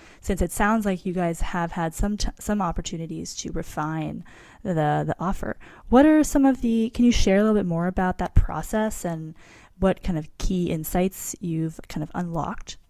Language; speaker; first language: English; native; English